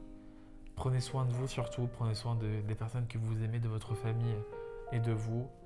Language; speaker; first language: French; native; French